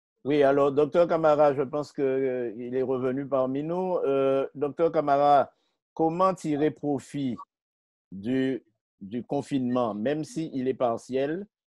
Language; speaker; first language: French; native; French